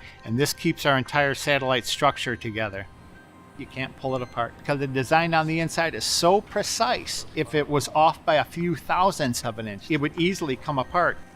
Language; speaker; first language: English; native; English